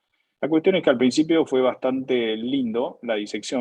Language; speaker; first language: Spanish; native; Spanish